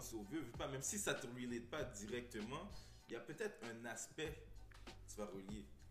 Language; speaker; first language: French; early bilingual, heritage; French